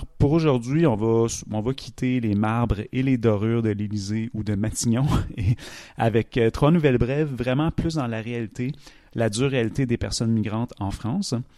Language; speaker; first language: French; native; French